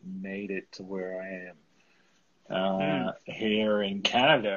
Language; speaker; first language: English; native; English